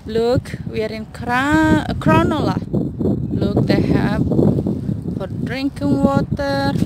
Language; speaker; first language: English; non-native, learner; Indonesian